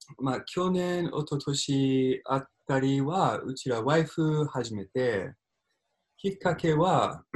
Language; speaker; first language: Japanese; non-native, fluent; English